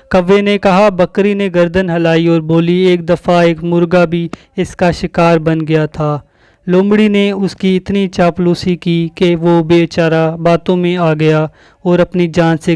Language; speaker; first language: Urdu; native; Urdu